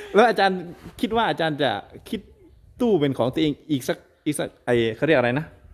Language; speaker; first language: Thai; native; Thai